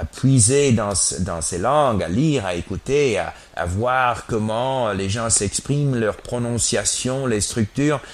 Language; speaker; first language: French; non-native, fluent; English